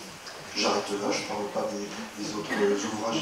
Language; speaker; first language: French; native; French